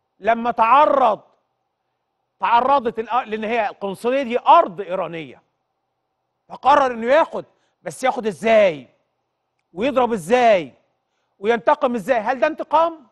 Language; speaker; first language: Arabic; native; Arabic